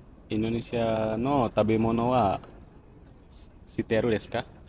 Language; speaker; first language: Japanese; non-native, learner; Indonesian